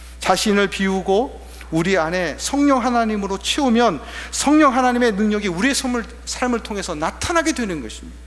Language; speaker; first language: Korean; native; Korean